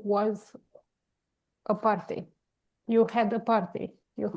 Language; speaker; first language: English; non-native, learner; Romanian